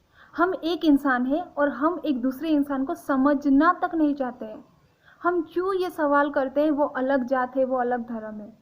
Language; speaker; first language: Hindi; non-native, local second language; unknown